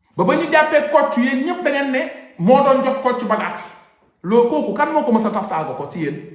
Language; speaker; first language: Wolof; native; Wolof